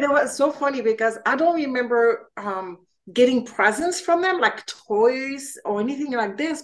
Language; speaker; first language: English; non-native, fluent; French